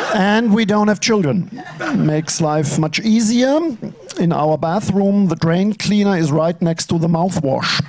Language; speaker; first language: English; non-native, fluent; German